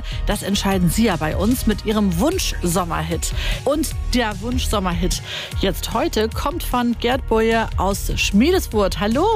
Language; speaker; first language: German; native; German